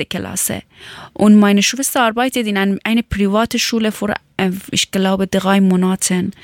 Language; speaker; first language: German; non-native, learner; Persian